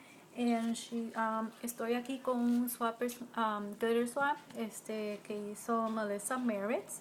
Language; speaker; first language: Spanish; early bilingual, heritage; Spanish